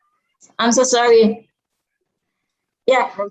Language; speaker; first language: English; non-native, fluent; Indonesian